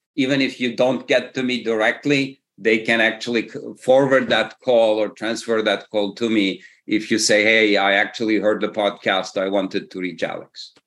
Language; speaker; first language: English; non-native, fluent; Turkish